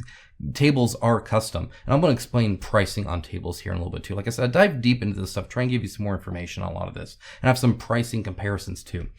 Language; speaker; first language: English; native; English